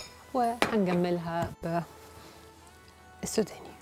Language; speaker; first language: Arabic; native; Arabic